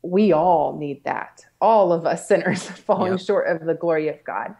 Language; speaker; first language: English; native; English